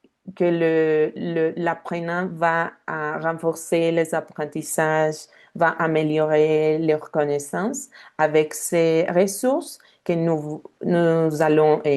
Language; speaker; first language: French; non-native, fluent; Spanish